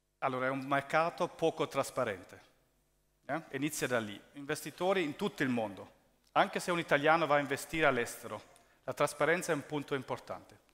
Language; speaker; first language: Italian; early bilingual, heritage; German